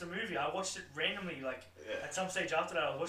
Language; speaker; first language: English; native; English